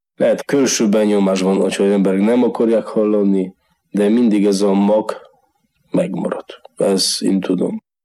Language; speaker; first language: Hungarian; non-native, fluent; Polish